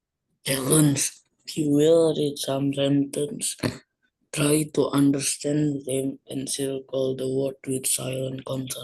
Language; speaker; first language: English; non-native, learner; Indonesian